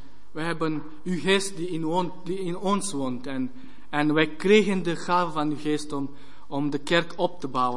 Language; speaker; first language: Dutch; non-native, fluent; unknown